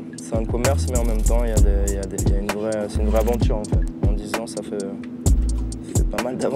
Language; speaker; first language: French; native; French